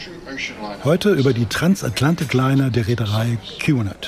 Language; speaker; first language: German; native; German